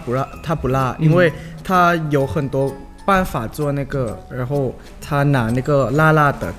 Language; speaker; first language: Chinese; non-native, learner; Thai